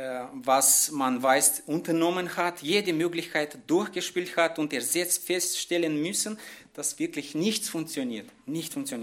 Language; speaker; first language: German; non-native, fluent; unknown